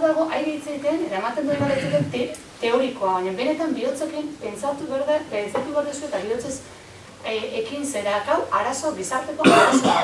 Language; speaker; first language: Basque; native; Basque